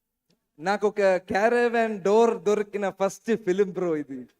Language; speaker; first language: Telugu; non-native, learner; Malayalam